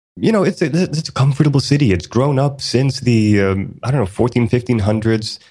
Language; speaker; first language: English; early bilingual, other home language; Swedish